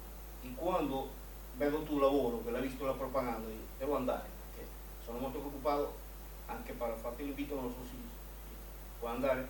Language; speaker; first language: Italian; non-native, learner; Spanish